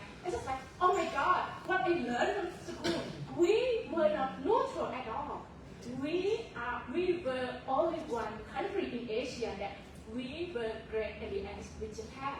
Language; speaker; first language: English; non-native, fluent; Thai